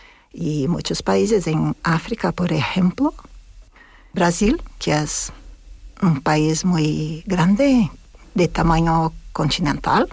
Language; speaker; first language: Spanish; non-native, fluent; Portuguese